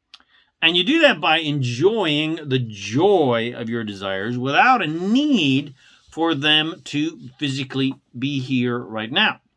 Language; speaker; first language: English; native; English